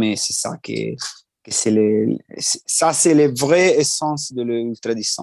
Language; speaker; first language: French; non-native, learner; Italian